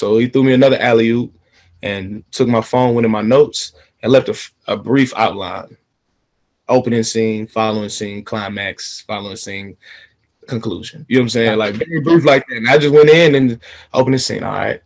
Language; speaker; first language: English; native; English